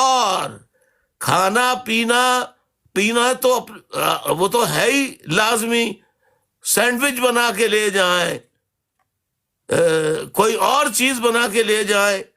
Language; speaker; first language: Urdu; native; Urdu